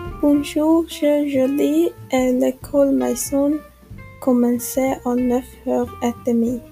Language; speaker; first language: French; non-native, learner; Norwegian